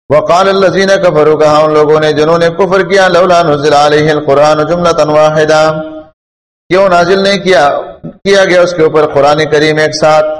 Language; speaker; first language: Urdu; non-native, local second language; Pashto